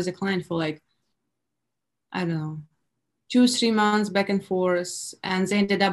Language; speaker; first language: English; non-native, fluent; Russian